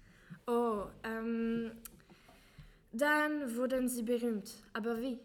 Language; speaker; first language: German; non-native, learner; French